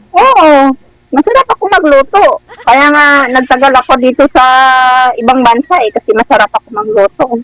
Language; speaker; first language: Filipino; non-native, local second language; Hiligaynon